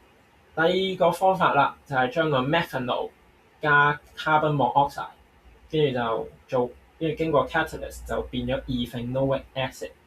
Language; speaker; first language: Cantonese; native; Cantonese